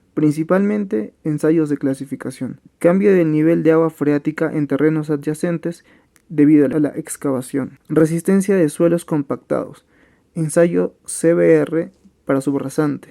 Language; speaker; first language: Spanish; native; Spanish